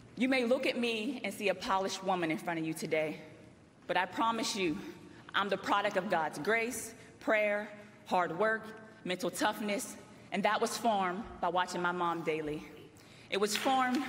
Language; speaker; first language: English; native; English